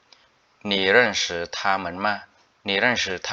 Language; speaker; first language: Chinese; non-native, fluent; Khmer